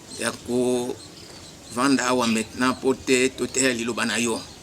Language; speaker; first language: Lingala; non-native, local second language; Kongo